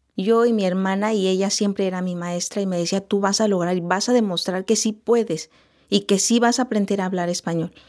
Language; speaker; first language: Spanish; non-native, local second language; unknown